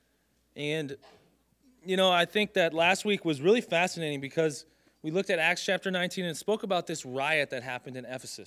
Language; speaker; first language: English; native; English